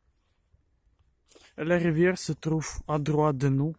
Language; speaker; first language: French; non-native, learner; Ukrainian